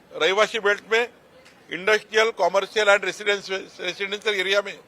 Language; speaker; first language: Hindi; non-native, local second language; Marathi